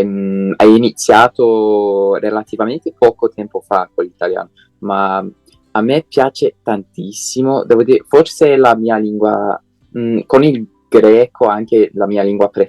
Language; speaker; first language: Italian; non-native, fluent; English